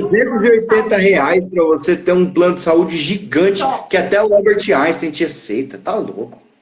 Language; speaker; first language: Portuguese; native; Portuguese